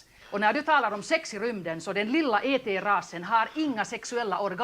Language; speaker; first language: Swedish; non-native, local second language; Finnish